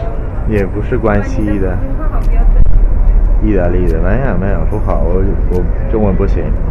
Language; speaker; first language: Chinese; non-native, learner; Italian